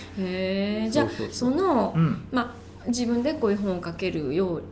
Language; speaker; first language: Japanese; native; Japanese